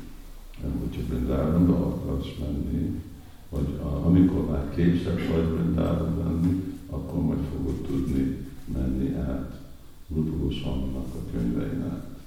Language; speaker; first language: Hungarian; native; Hungarian